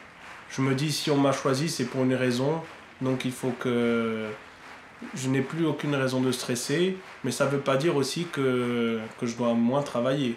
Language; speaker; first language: French; native; French